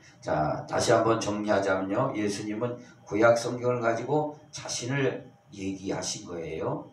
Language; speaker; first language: Korean; native; Korean